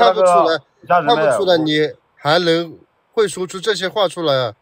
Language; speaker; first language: Chinese; native; Chinese